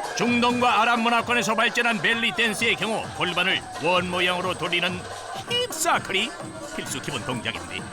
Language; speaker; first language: Korean; native; Korean